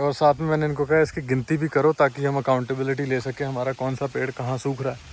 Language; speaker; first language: Hindi; non-native, local second language; Punjabi